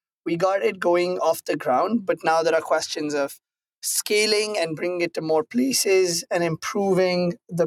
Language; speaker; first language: English; non-native, local second language; Hindi